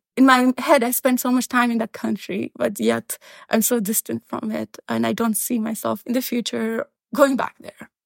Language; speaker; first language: English; non-native, fluent; Pashto